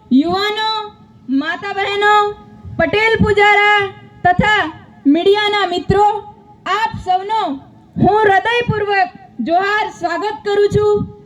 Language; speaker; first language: Gujarati; non-native, local second language; Bhili